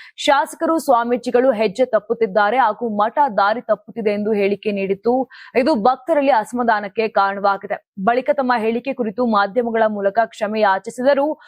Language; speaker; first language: Kannada; native; Kannada